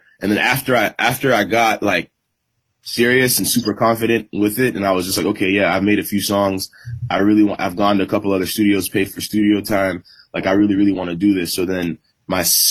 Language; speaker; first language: English; native; English